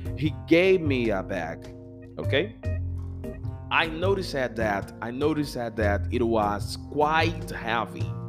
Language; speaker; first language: English; non-native, fluent; Portuguese